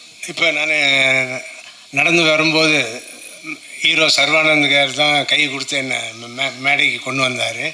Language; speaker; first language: Tamil; non-native, local second language; Telugu